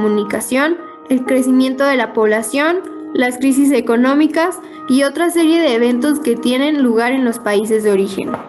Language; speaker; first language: Spanish; native; Spanish